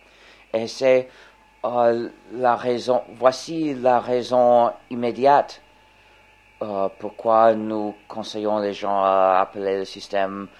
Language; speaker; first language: French; non-native, fluent; English